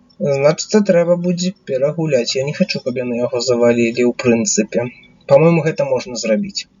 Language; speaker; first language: Belarusian; non-native, local second language; Russian